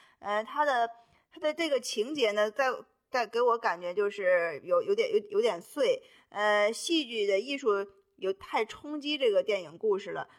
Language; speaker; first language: Chinese; native; Chinese